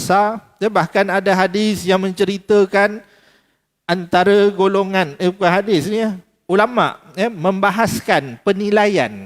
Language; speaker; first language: Malay; native; Malay